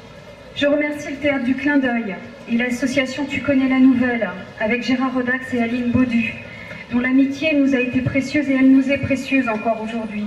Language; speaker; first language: French; native; French